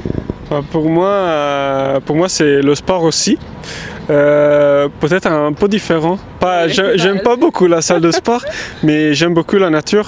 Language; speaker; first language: French; non-native, fluent; Italian